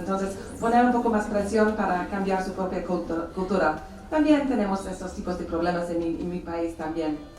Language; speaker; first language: Spanish; non-native, fluent; English